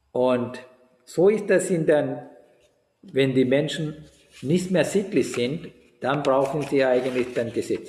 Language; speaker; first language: German; non-native, fluent; Sinhala